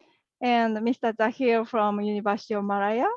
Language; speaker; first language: English; non-native, learner; Japanese